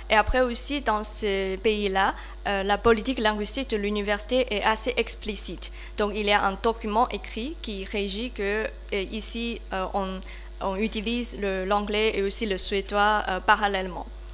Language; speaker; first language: French; non-native, fluent; Chinese